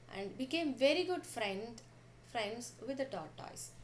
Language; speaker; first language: English; non-native, local second language; Tamil